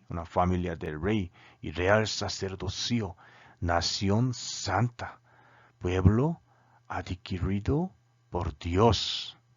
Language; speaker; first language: Spanish; non-native, learner; Korean